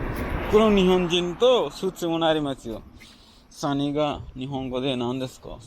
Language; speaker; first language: Japanese; non-native, learner; Bangla